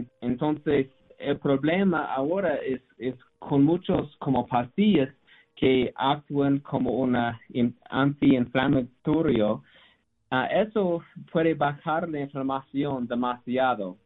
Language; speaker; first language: Spanish; non-native, learner; English